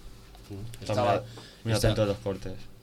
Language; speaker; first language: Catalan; non-native, local second language; Spanish